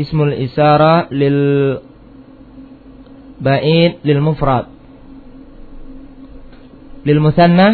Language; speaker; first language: Arabic; non-native, fluent; Indonesian